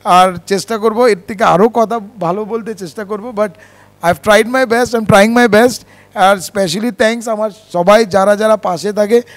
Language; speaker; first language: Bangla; non-native, fluent; Konkani